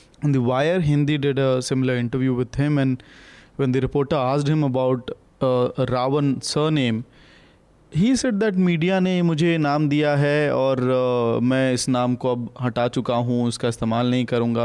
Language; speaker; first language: English; non-native, local second language; Hindi